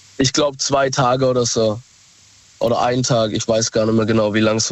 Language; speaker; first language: German; native; German